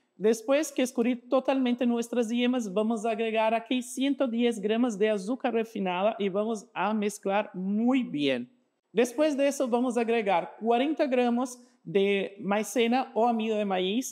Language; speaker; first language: Spanish; non-native, fluent; Portuguese